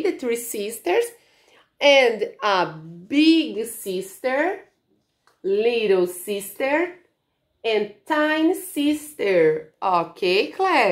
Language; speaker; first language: English; non-native, learner; Portuguese